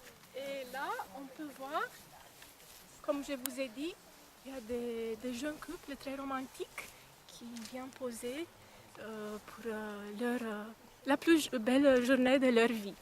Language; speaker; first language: French; non-native, fluent; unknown